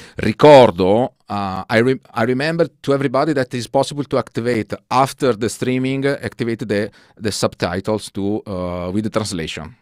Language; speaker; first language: English; non-native, learner; Italian